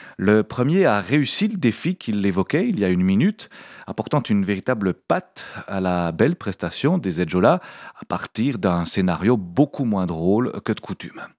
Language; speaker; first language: French; native; French